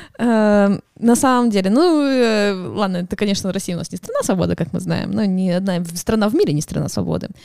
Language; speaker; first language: Russian; native; Russian